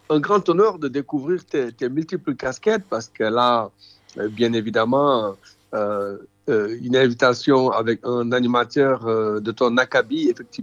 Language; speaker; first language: French; non-native, local second language; Wolof